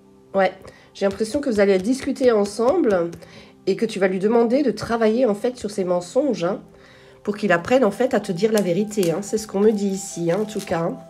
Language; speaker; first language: French; native; French